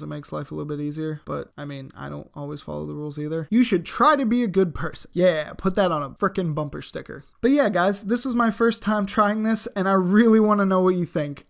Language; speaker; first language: English; native; English